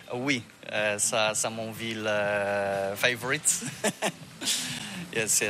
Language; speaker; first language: French; non-native, fluent; Polish